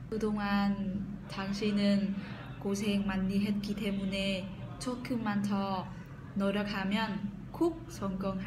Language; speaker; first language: Korean; non-native, fluent; Vietnamese